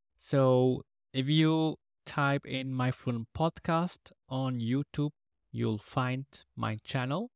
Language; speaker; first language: English; non-native, fluent; Swiss German